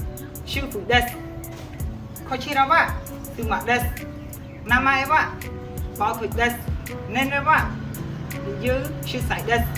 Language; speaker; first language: Japanese; non-native, learner; Khmer